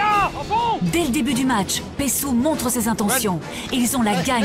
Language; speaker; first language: French; native; French